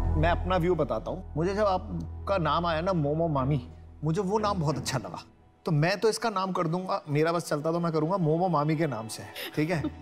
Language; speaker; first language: Hindi; native; Hindi